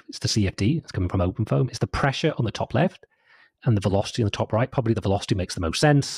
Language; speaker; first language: English; native; English